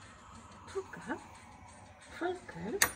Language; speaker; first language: German; non-native, learner; Polish